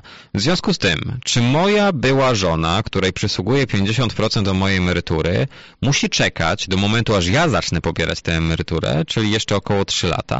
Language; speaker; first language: Polish; native; Polish